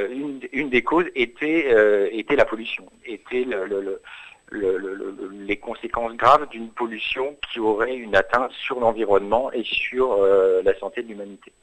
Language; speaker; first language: French; native; French